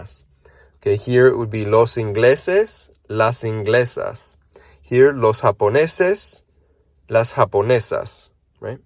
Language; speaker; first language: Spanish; non-native, fluent; English